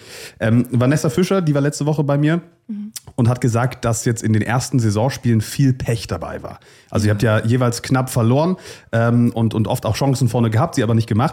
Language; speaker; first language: German; native; German